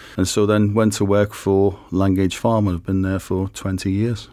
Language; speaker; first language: English; native; English